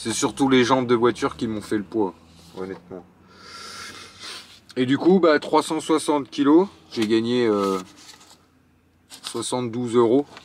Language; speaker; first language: French; native; French